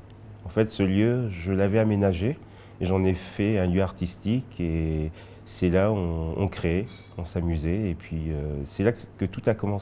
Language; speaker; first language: French; early bilingual, other home language; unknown